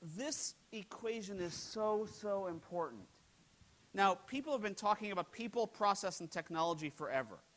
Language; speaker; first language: English; native; English